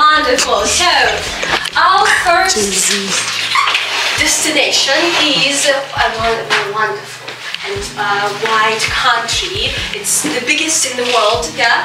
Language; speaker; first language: English; non-native, fluent; Russian